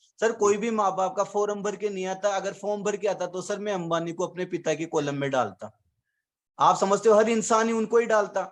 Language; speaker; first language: Hindi; native; Hindi